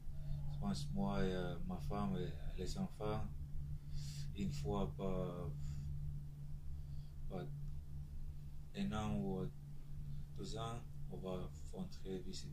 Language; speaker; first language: French; non-native, learner; Tongan